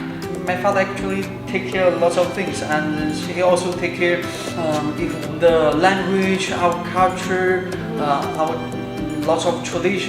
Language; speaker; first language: English; non-native, learner; Chinese